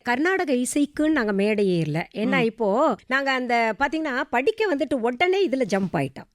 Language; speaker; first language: Tamil; non-native, local second language; Hindi